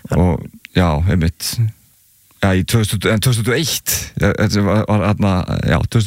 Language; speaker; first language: Icelandic; native; Icelandic